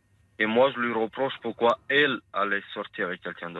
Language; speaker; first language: French; non-native, fluent; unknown